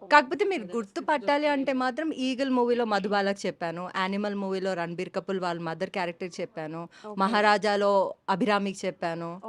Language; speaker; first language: Telugu; non-native, fluent; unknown